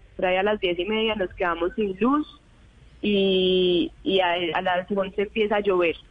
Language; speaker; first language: Spanish; native; Spanish